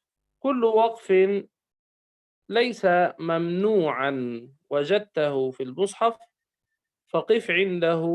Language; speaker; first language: Arabic; native; Arabic